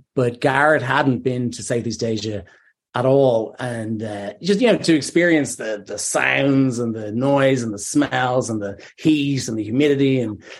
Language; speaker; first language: English; native; English